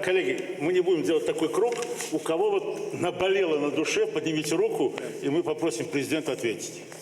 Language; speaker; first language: Russian; native; Russian